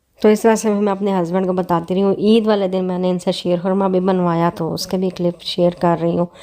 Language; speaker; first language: Urdu; non-native, local second language; Punjabi